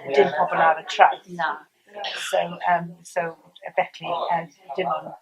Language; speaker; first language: Welsh; non-native, learner; English